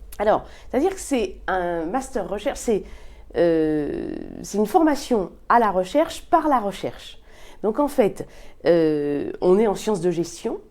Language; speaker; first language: French; native; French